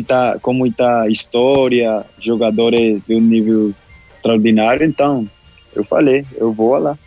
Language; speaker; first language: Portuguese; non-native, local second language; Spanish